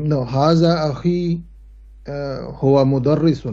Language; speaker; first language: Arabic; non-native, learner; Urdu